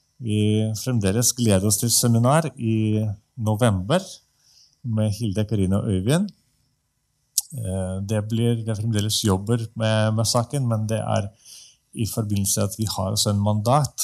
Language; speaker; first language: Norwegian; non-native, fluent; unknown